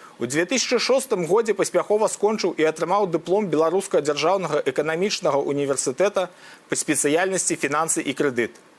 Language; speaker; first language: Belarusian; native; Belarusian